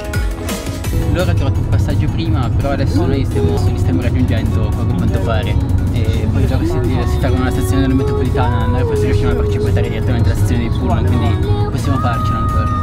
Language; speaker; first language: Italian; native; Italian